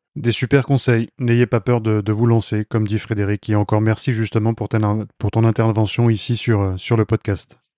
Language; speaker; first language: French; native; French